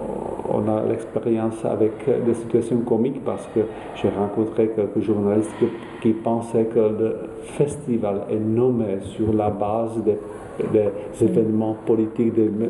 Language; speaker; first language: French; non-native, fluent; Czech